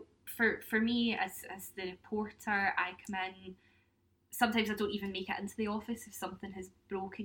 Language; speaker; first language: English; native; English